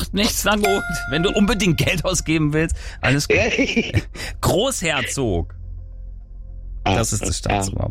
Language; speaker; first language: German; native; German